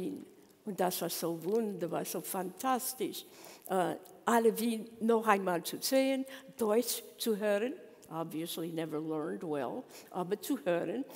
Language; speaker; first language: German; non-native, learner; English